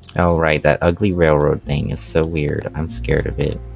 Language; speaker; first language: English; native; English